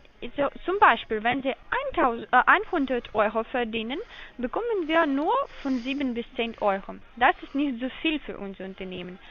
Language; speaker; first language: German; non-native, learner; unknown